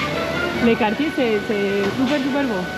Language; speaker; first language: French; non-native, fluent; Spanish